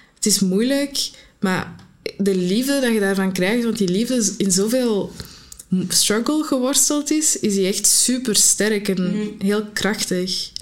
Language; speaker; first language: Dutch; early bilingual, other home language; Arabic